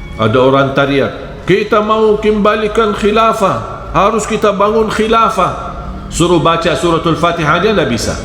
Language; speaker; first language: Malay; non-native, fluent; Arabic